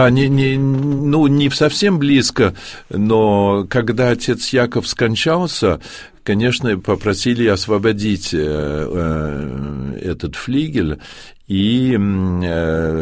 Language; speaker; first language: Russian; early bilingual, heritage; Russian